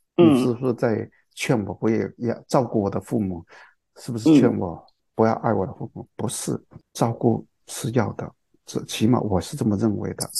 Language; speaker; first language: Chinese; non-native, local second language; Cantonese